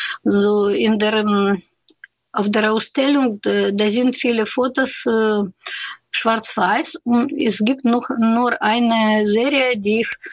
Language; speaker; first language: German; non-native, fluent; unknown